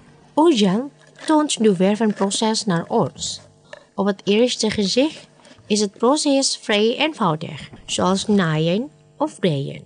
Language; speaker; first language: Dutch; non-native, fluent; Indonesian